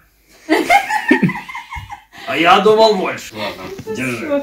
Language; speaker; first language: Russian; native; Russian